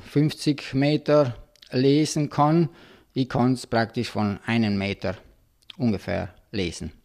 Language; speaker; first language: German; non-native, local second language; Italian